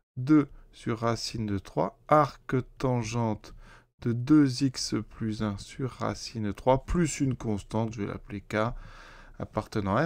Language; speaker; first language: French; native; French